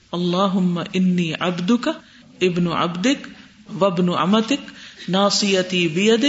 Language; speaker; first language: Urdu; native; Urdu